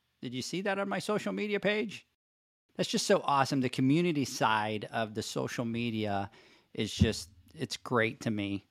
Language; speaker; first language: English; non-native, local second language; Spanish